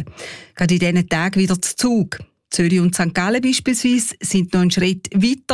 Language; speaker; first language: German; native; German